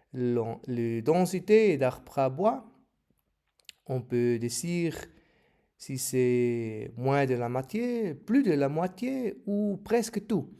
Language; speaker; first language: French; non-native, learner; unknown